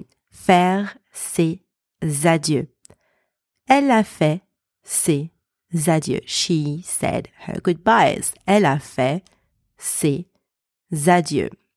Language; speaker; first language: French; native; French